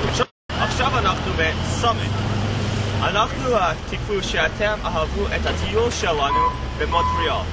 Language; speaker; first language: Hebrew; non-native, learner; English